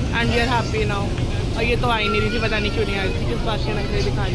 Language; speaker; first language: Hindi; native; Hindi